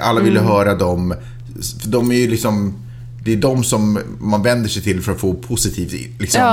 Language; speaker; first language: Swedish; native; Swedish